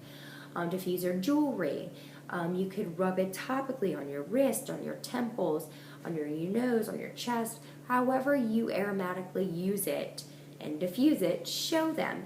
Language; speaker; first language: English; native; English